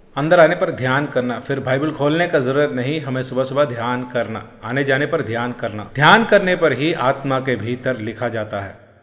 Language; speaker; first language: Hindi; non-native, local second language; Malayalam